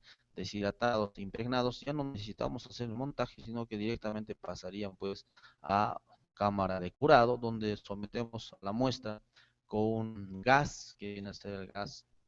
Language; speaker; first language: Spanish; native; Spanish